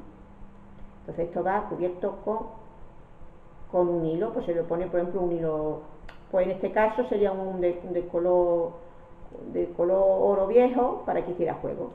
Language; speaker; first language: Spanish; native; Spanish